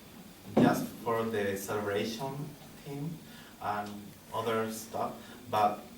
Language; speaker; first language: English; non-native, learner; Spanish